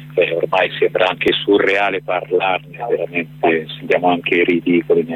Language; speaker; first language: Italian; native; Italian